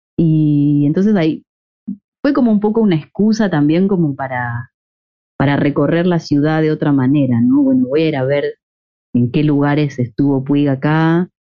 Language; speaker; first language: Spanish; native; Spanish